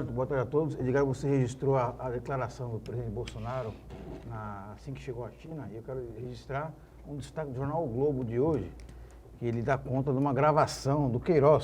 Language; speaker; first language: Portuguese; native; Portuguese